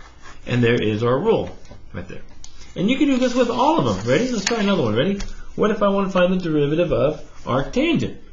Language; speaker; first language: English; native; English